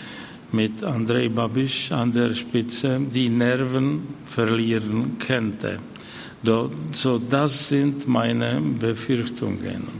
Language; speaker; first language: German; non-native, fluent; Czech